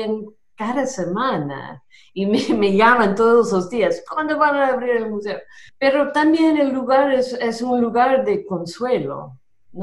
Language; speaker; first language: Spanish; non-native, fluent; English